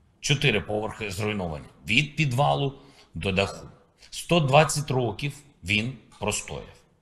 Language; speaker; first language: Ukrainian; native; Ukrainian